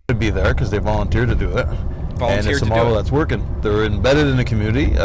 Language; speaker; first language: English; non-native, local second language; French